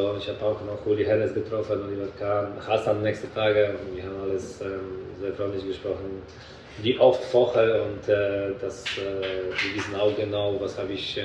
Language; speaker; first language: German; non-native, fluent; Polish